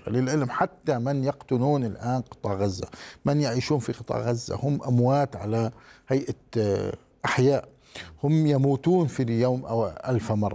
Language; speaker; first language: Arabic; native; Arabic